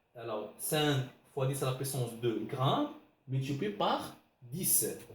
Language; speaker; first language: French; non-native, local second language; Arabic